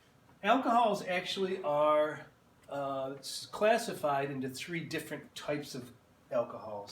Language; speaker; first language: English; native; English